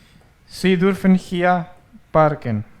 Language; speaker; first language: German; non-native, fluent; Spanish